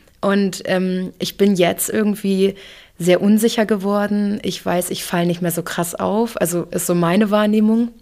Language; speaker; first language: German; early bilingual, other home language; English